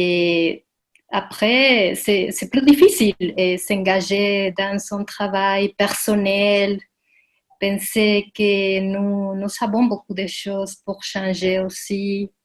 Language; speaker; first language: French; non-native, fluent; Spanish